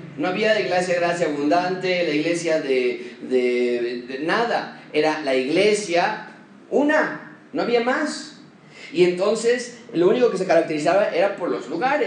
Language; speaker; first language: Spanish; native; Spanish